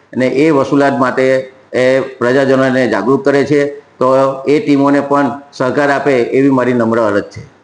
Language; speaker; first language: Gujarati; native; Gujarati